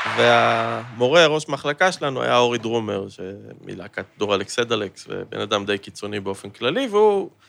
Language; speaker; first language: Hebrew; native; Hebrew